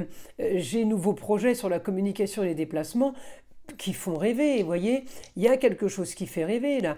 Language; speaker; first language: French; native; French